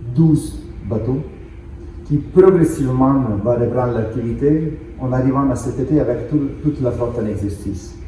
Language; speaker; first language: French; non-native, fluent; Italian